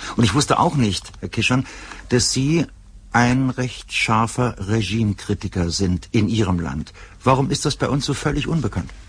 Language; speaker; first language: German; native; German